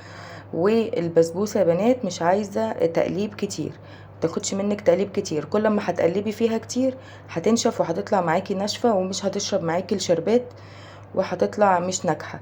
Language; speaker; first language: Arabic; native; Arabic